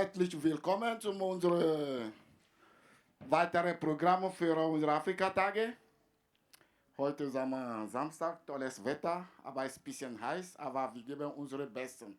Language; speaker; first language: German; non-native, fluent; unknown